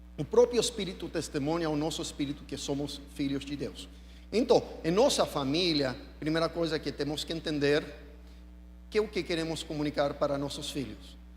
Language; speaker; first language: Portuguese; non-native, fluent; English